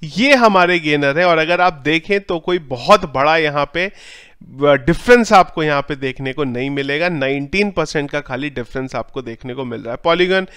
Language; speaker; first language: Hindi; native; Hindi